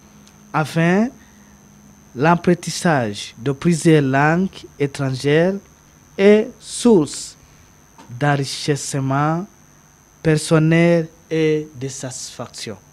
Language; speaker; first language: French; non-native, learner; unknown